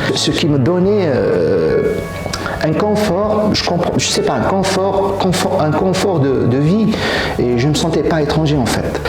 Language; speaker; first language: French; non-native, local second language; Arabic